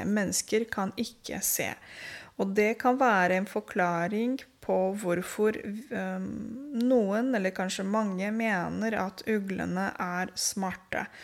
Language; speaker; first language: Norwegian; non-native, fluent; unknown